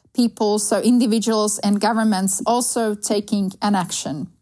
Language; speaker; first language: English; non-native, fluent; Slovak